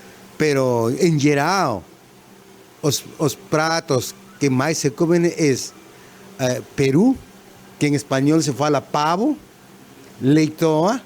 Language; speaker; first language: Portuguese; non-native, fluent; Spanish